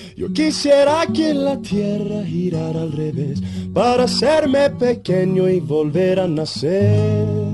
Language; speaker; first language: Spanish; non-native, learner; Icelandic